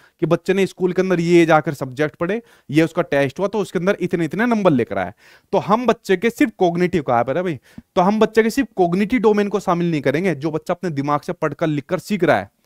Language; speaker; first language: Hindi; native; Hindi